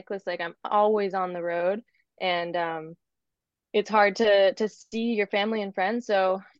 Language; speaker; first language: English; native; English